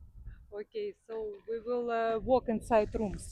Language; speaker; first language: English; non-native, learner; Russian